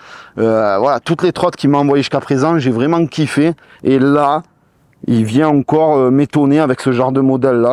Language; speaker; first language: French; native; French